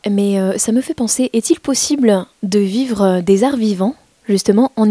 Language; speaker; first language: French; native; French